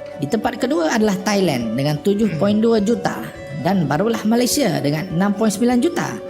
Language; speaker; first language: Malay; native; Malay